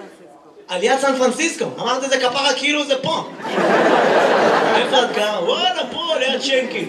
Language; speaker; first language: Hebrew; native; Hebrew